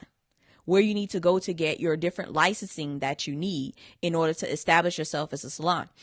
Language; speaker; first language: English; native; English